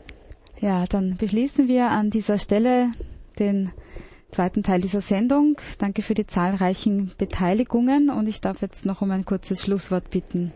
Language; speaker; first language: German; native; German